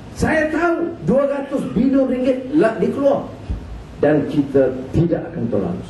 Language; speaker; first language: Malay; native; Malay